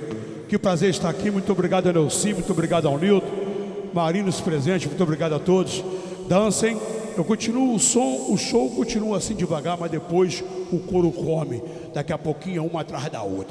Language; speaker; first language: Portuguese; native; Portuguese